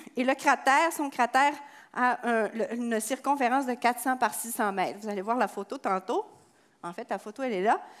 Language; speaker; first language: French; native; French